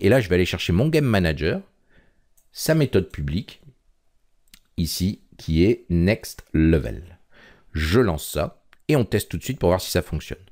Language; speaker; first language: French; native; French